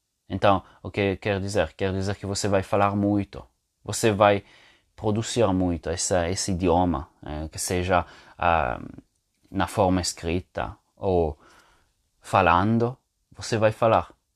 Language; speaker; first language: Portuguese; non-native, fluent; Italian